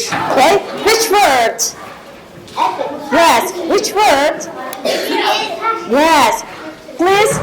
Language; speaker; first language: English; non-native, learner; Mongolian